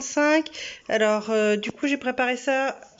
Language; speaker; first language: French; native; French